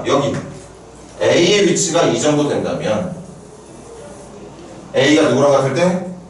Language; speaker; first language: Korean; native; Korean